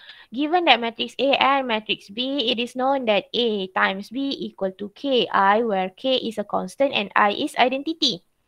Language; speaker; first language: English; non-native, local second language; Malay